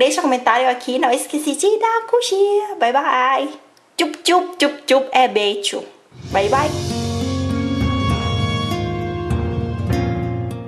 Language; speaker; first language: Portuguese; non-native, fluent; Thai